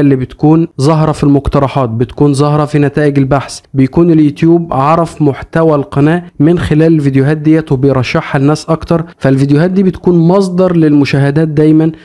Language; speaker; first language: Arabic; native; Arabic